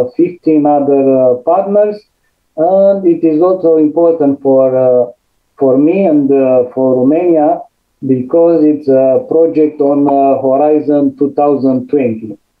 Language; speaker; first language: English; non-native, fluent; Romanian